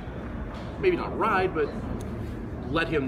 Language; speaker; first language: English; native; English